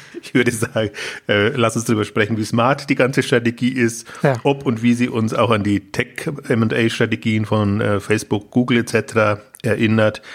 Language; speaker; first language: German; native; German